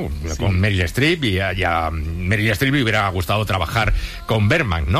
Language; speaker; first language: Spanish; native; Spanish